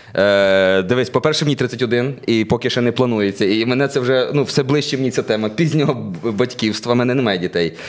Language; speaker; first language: Ukrainian; native; Ukrainian